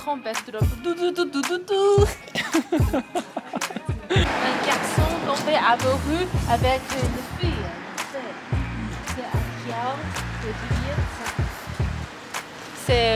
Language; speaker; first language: French; non-native, learner; Chinese